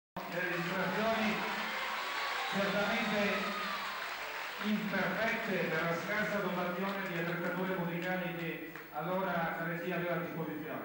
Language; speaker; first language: Italian; native; Italian